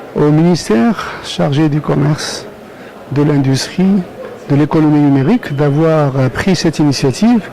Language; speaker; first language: French; non-native, local second language; Arabic